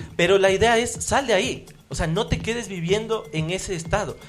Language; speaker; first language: Spanish; native; Spanish